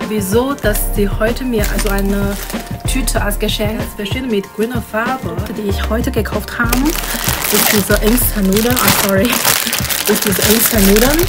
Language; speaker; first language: German; non-native, learner; Chinese